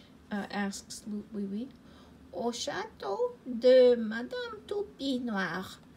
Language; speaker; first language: French; non-native, learner; English